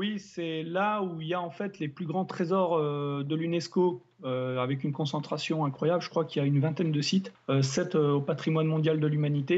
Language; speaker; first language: French; native; French